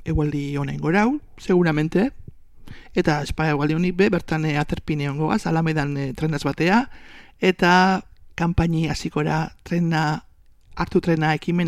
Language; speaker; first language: Basque; native; Basque